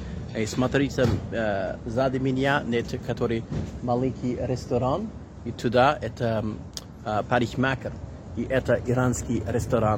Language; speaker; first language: Russian; non-native, learner; English